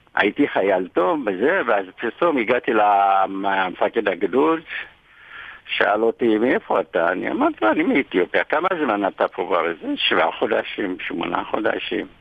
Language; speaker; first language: Hebrew; non-native, fluent; Amharic